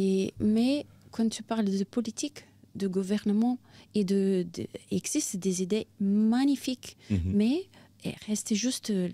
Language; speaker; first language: French; non-native, fluent; Portuguese